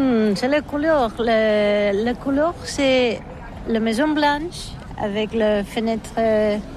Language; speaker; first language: French; non-native, learner; Catalan